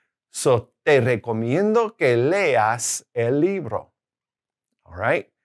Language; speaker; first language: Spanish; non-native, fluent; English